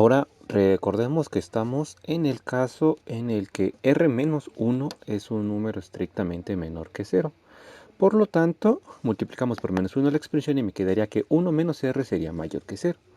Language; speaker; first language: Spanish; native; Spanish